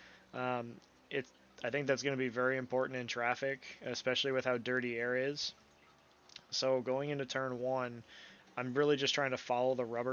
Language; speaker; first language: English; native; English